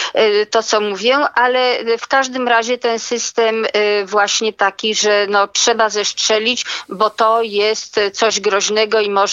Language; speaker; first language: Polish; native; Polish